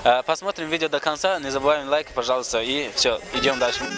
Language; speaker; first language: Russian; non-native, local second language; Tajik